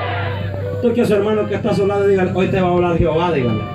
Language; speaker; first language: Spanish; native; Spanish